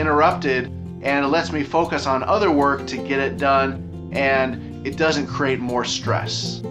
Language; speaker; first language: English; native; English